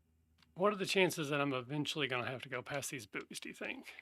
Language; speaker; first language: English; native; English